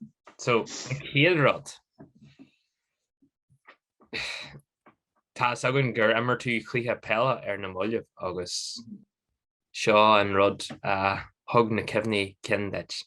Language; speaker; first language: Irish; non-native, local second language; English